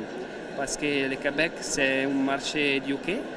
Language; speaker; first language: French; non-native, learner; Italian